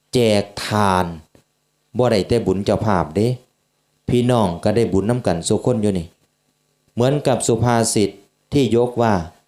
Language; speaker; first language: Thai; native; Thai